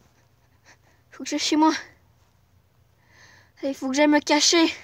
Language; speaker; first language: French; native; French